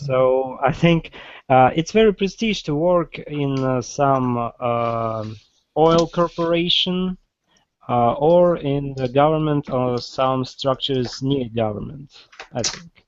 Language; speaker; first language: English; non-native, fluent; Russian